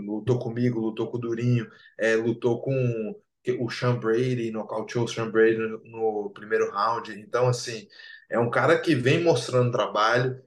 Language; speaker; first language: Portuguese; native; Portuguese